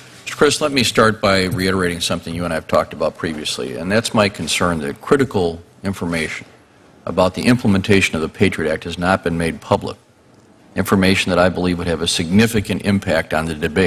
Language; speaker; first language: English; native; English